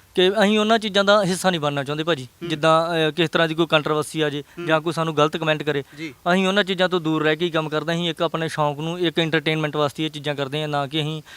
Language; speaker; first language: Punjabi; native; Punjabi